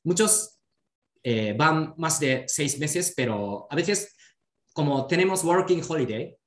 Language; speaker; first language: Spanish; non-native, learner; Japanese